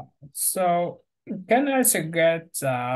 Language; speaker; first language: English; non-native, learner; Vietnamese